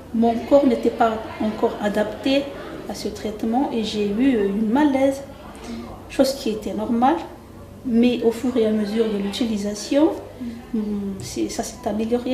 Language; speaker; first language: French; non-native, local second language; Malagasy